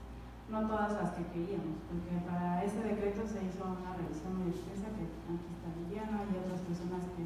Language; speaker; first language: Spanish; native; Spanish